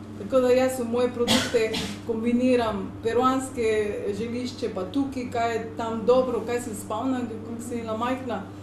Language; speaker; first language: Slovenian; non-native, learner; Spanish